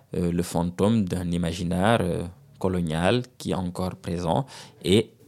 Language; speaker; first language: French; non-native, local second language; Serer